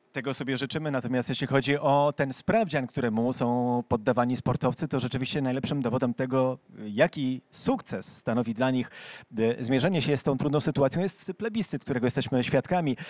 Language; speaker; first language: Polish; native; Polish